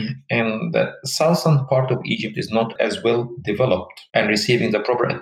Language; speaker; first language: English; non-native, fluent; Arabic